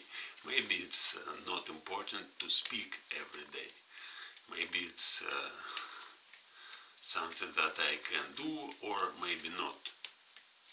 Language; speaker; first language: English; non-native, fluent; Russian